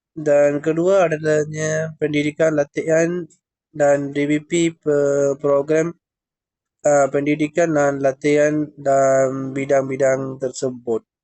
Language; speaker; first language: Malay; non-native, local second language; Tamil